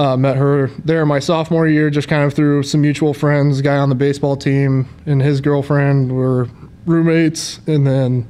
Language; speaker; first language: English; native; English